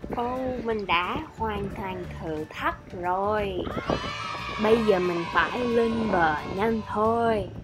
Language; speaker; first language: Vietnamese; non-native, learner; English